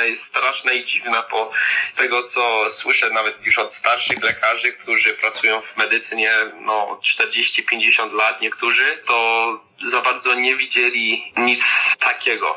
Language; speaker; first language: Polish; early bilingual, heritage; Polish